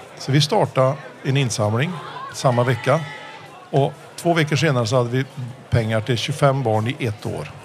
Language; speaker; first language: Swedish; early bilingual, heritage; Swedish